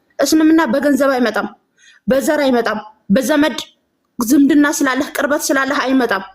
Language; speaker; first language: Amharic; non-native, local second language; Tigrinya